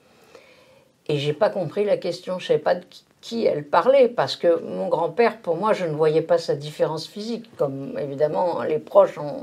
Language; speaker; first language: French; native; French